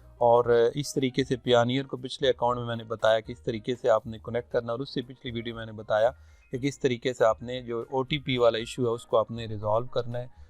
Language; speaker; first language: Urdu; non-native, local second language; Punjabi